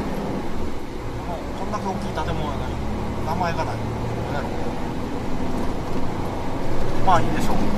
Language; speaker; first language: Japanese; native; Japanese